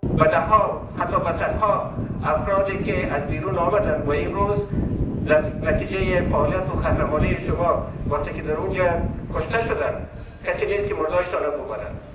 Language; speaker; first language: Persian; non-native, local second language; Pashto